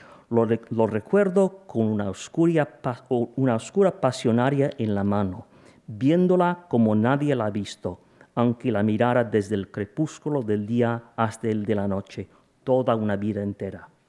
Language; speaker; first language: Spanish; non-native, fluent; English